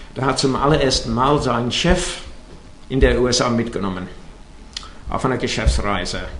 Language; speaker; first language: German; non-native, fluent; English